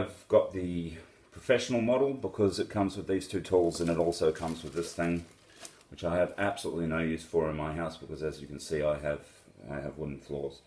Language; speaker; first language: English; native; English